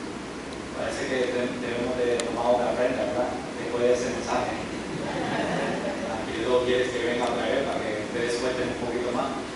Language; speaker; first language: Spanish; early bilingual, heritage; English